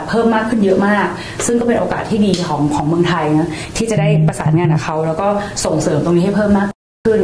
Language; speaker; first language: Thai; native; Thai